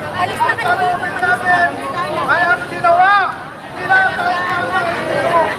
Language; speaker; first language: Filipino; non-native, local second language; Iloko